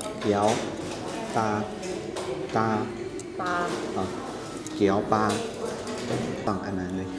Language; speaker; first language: Thai; non-native, learner; Chinese